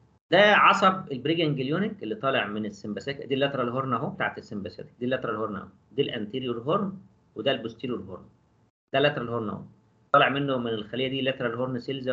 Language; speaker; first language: Arabic; native; Arabic